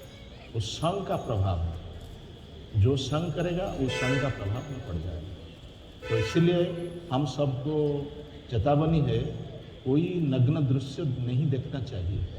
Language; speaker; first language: Hindi; non-native, local second language; Bangla